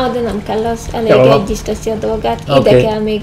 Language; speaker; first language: Hungarian; native; Hungarian